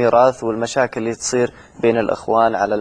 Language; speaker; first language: Arabic; native; Arabic